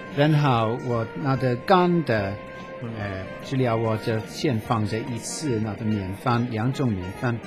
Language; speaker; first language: Chinese; non-native, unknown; English